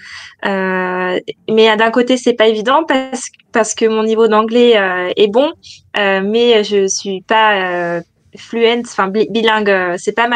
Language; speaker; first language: French; native; French